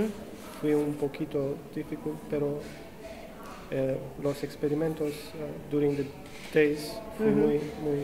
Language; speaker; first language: Spanish; non-native, learner; English